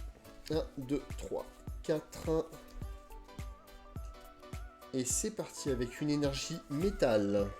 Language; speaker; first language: French; native; French